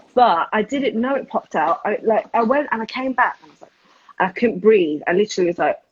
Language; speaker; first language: English; early bilingual, other home language; Spanish